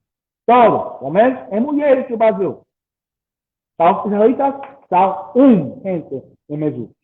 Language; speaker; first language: Portuguese; non-native, learner; English